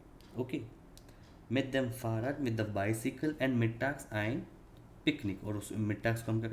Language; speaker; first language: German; non-native, fluent; Hindi